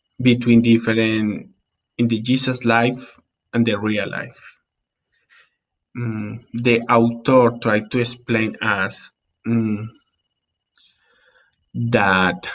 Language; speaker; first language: English; non-native, learner; Spanish